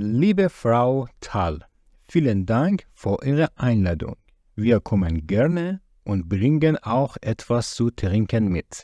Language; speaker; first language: German; non-native, fluent; Persian